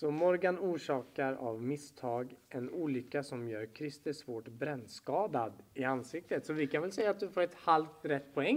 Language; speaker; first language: Swedish; native; Swedish